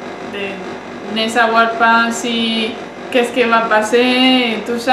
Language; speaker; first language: French; non-native, learner; Spanish